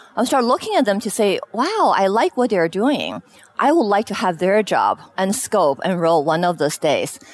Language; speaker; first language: English; non-native, fluent; Chinese